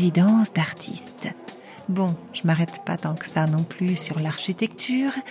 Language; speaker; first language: French; native; French